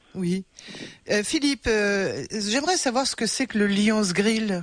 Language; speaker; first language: French; native; French